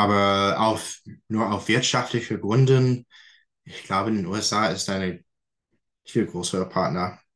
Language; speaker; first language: German; non-native, fluent; English